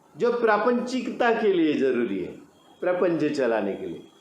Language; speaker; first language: Hindi; non-native, local second language; Marathi